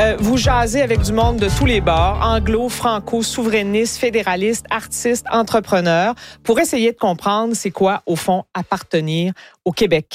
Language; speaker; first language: French; native; French